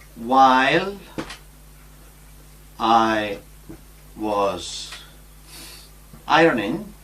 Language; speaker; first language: English; non-native, fluent; Spanish